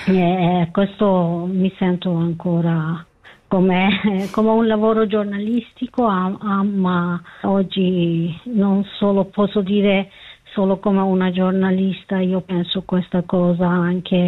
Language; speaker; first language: Italian; non-native, learner; Kurdish